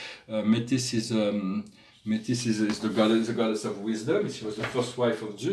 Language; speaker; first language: English; non-native, fluent; French